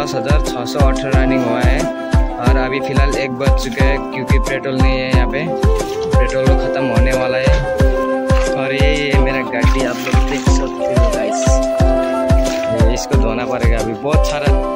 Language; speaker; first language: Hindi; non-native, local second language; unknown